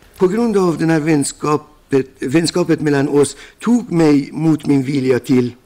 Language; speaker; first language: Swedish; non-native, fluent; Persian